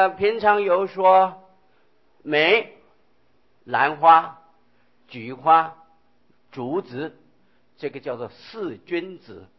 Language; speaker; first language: Chinese; non-native, local second language; Hakka Chinese